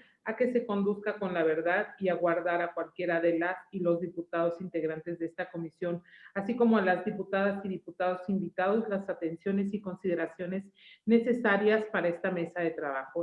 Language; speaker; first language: Spanish; native; Spanish